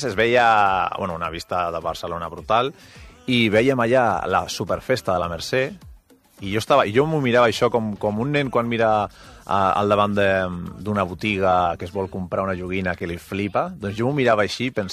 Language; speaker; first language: Catalan; native; Catalan